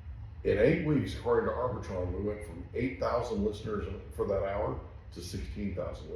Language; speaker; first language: English; native; English